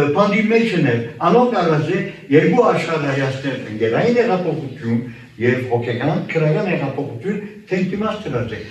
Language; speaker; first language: Armenian; early bilingual, heritage; Armenian